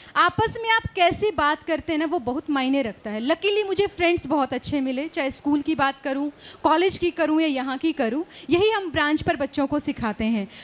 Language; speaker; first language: Hindi; native; Hindi